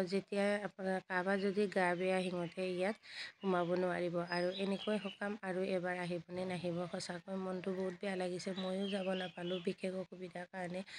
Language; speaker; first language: Assamese; non-native, local second language; Mising